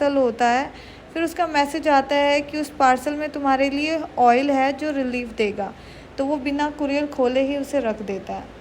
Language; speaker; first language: Hindi; native; Hindi